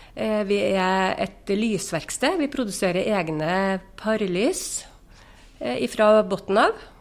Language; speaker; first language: Norwegian; native; Norwegian